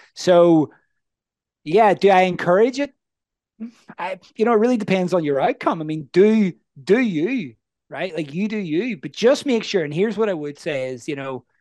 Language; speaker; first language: English; native; English